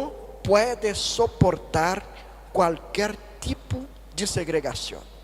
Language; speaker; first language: Spanish; non-native, fluent; Portuguese